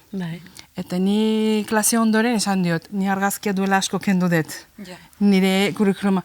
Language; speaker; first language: Basque; non-native, fluent; Azerbaijani